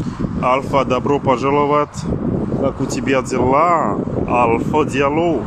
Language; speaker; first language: Russian; non-native, learner; French